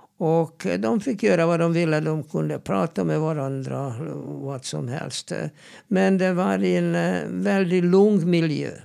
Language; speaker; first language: Swedish; non-native, fluent; Hungarian